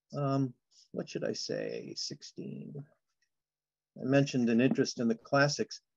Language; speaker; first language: English; native; English